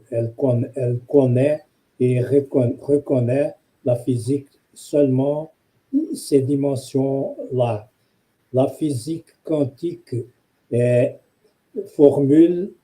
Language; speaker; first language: French; non-native, fluent; Portuguese